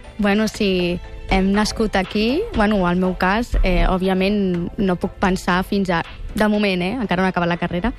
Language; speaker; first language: Catalan; early bilingual, other home language; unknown